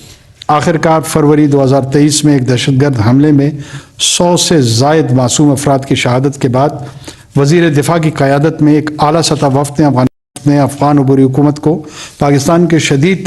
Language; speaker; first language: Urdu; non-native, local second language; Pashto